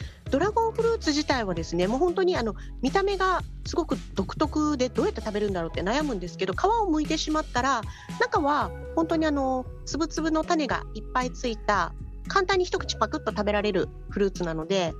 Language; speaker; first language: Japanese; native; Japanese